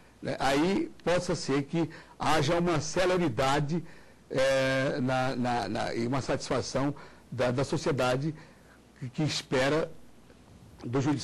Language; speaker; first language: Portuguese; native; Portuguese